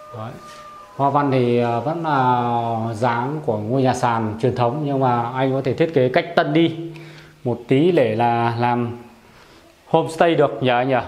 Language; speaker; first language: Vietnamese; native; Vietnamese